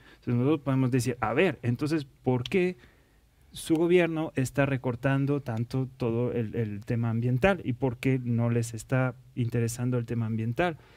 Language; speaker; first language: Spanish; non-native, fluent; French